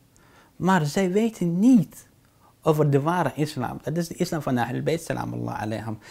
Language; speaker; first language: Dutch; non-native, fluent; Arabic